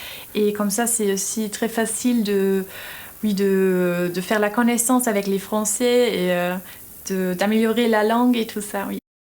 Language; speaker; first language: French; non-native, fluent; German